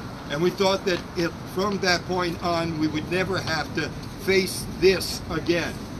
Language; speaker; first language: English; early bilingual, other home language; Ukrainian